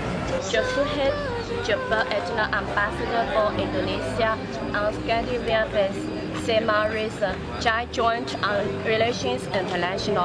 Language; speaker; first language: French; non-native, learner; Indonesian